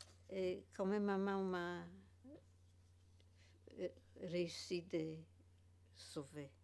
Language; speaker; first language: French; non-native, fluent; Polish